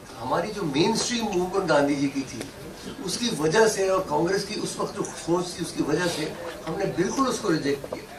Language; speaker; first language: Hindi; non-native, local second language; Dogri